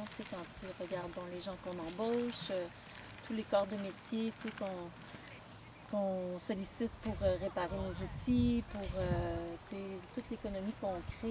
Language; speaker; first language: French; native; French